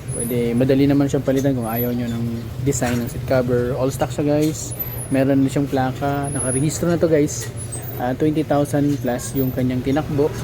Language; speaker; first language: Filipino; non-native, local second language; Cebuano